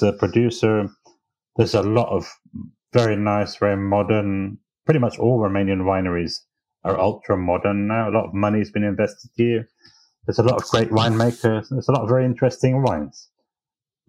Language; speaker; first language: English; native; English